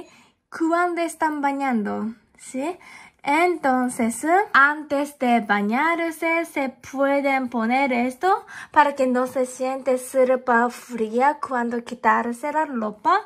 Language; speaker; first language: Spanish; non-native, learner; Japanese